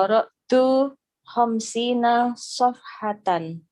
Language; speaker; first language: Arabic; non-native, learner; Indonesian